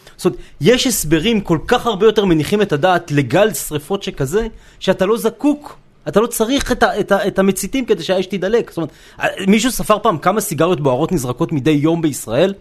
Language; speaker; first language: Hebrew; native; Hebrew